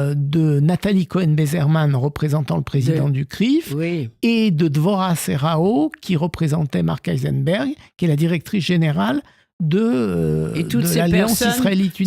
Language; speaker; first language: French; native; French